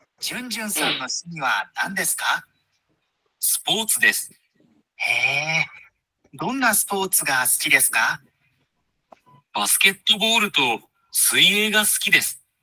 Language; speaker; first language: Japanese; non-native, learner; Bangla